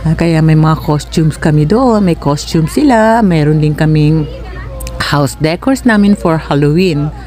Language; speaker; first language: Filipino; native; Filipino